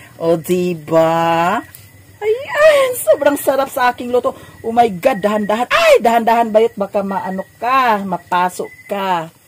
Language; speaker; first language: Filipino; non-native, local second language; Cebuano